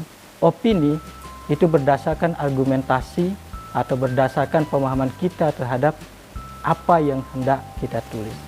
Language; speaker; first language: Indonesian; native; Indonesian